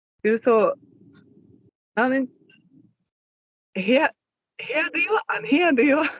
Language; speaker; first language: Korean; non-native, learner; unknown